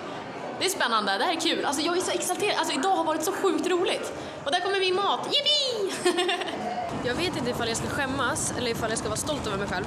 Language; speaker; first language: Swedish; native; Swedish